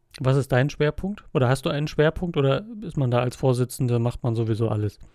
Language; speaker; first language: German; native; German